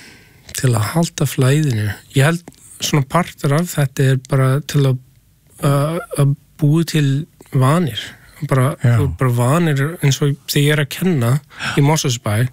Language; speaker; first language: Icelandic; non-native, learner; English